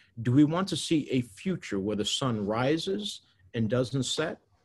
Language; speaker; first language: English; early bilingual, other home language; Spanish